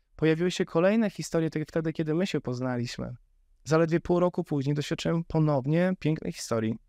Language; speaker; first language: Polish; native; Polish